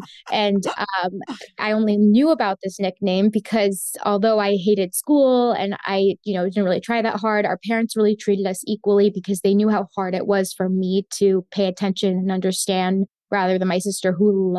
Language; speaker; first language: English; early bilingual, other home language; Spanish